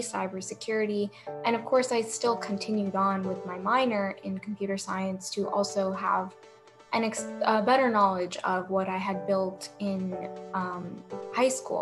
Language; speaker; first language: English; native; English